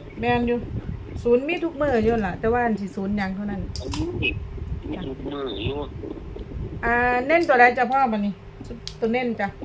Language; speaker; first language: Thai; non-native, local second language; Lao